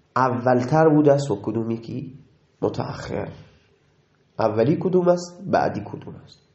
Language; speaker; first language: Persian; non-native, local second language; Baluchi